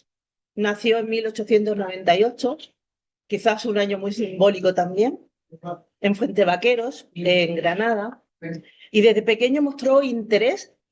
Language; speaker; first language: Spanish; native; Spanish